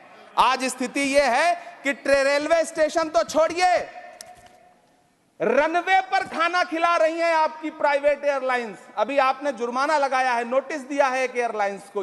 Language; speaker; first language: Hindi; native; Hindi